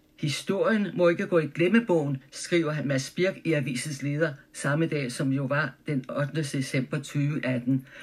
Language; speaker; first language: Danish; early bilingual, other home language; German